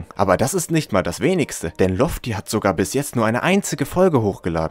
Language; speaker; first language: German; native; German